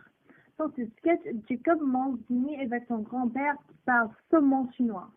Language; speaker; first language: French; non-native, learner; English